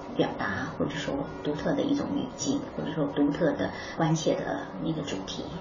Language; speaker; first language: Chinese; non-native, local second language; Hakka Chinese